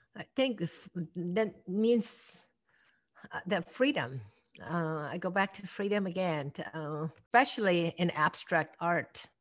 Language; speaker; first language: English; non-native, fluent; Korean